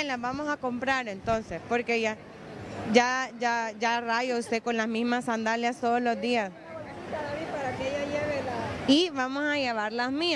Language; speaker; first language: Spanish; native; Spanish